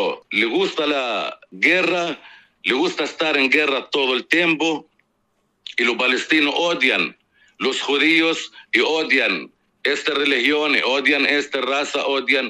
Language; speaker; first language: Spanish; non-native, fluent; Arabic